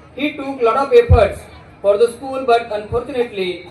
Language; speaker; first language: English; non-native, local second language; Marathi